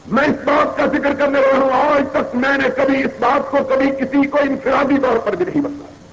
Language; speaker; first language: Urdu; non-native, local second language; Punjabi